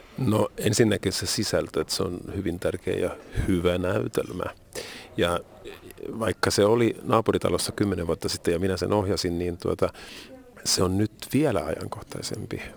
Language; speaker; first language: Finnish; non-native, local second language; Swedish